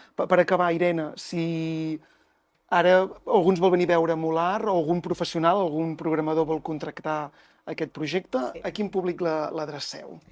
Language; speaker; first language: Catalan; native; Catalan